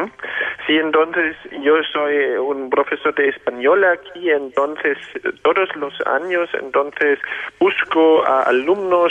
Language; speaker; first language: Spanish; non-native, fluent; German